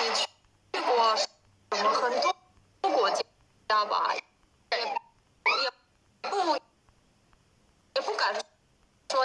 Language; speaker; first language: Chinese; non-native, fluent; Korean